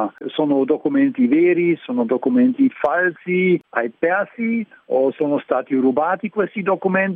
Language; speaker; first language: Italian; non-native, learner; German